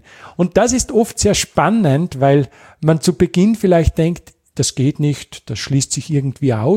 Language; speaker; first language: German; native; German